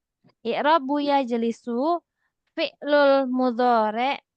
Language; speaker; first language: Arabic; non-native, fluent; Indonesian